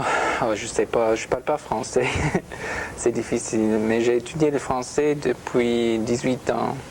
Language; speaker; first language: French; non-native, fluent; English